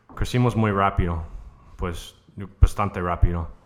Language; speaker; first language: Spanish; non-native, fluent; English